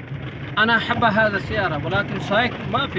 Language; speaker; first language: Arabic; non-native, learner; Urdu